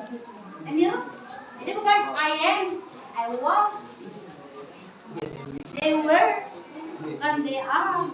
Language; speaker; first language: English; non-native, learner; Indonesian